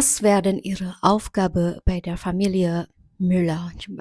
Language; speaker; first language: German; non-native, learner; Indonesian